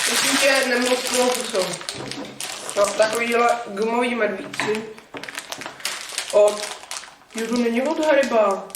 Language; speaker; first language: Czech; native; Czech